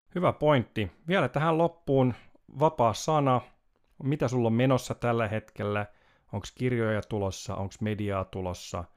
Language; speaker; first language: Finnish; native; Finnish